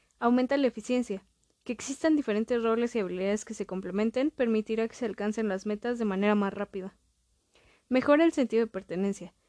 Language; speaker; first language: Spanish; native; Spanish